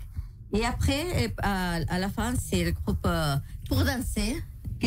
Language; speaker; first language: French; non-native, local second language; Spanish